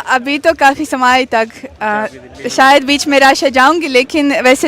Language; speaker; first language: Hindi; non-native, learner; Russian